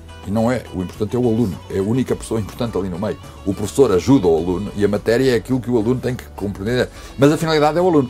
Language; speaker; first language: Portuguese; native; Portuguese